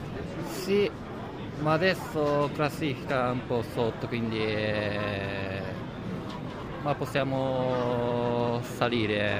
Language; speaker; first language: Italian; non-native, learner; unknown